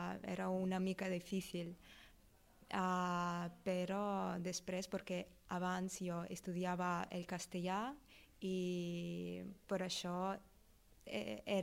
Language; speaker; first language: Catalan; non-native, learner; Russian